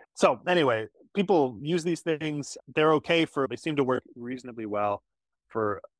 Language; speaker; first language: English; native; English